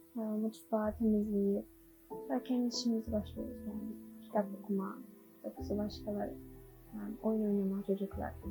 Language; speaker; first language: Turkish; non-native, learner; Chinese